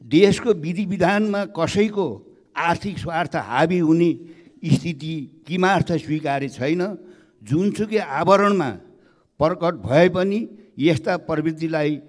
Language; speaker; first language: Nepali; native; Nepali